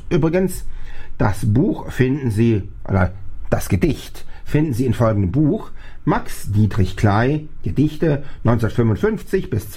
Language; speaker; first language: German; native; German